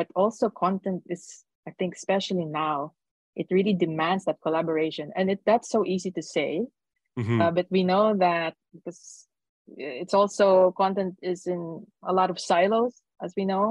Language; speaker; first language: English; non-native, local second language; Filipino